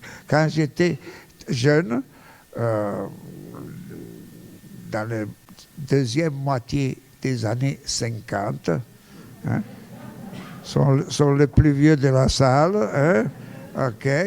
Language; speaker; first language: French; non-native, fluent; Italian